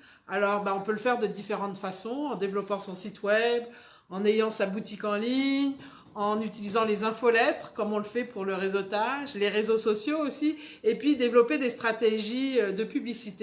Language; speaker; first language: French; native; French